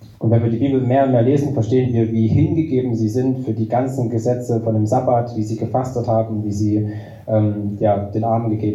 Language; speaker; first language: German; native; German